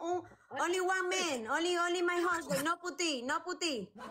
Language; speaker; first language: English; non-native, learner; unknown